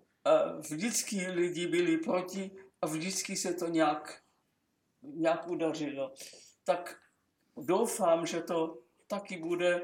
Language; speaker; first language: Czech; non-native, local second language; German